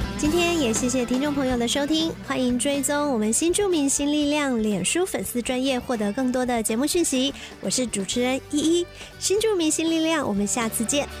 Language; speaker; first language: Chinese; native; Chinese